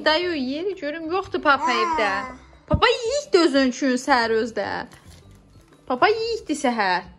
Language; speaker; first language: Russian; early bilingual, heritage; Azerbaijani